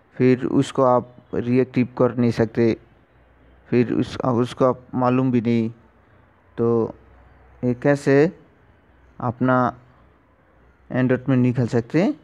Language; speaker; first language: Hindi; non-native, learner; Bangla